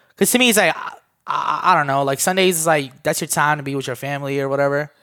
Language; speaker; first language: English; early bilingual, other home language; Armenian